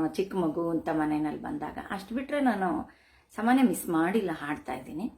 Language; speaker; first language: Kannada; native; Kannada